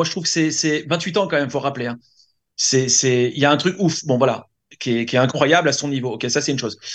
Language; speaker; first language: French; native; French